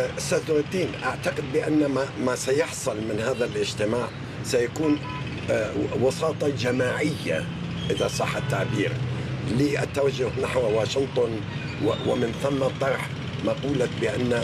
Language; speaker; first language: Arabic; non-native, fluent; Persian